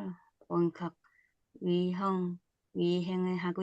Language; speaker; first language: Korean; non-native, learner; Vietnamese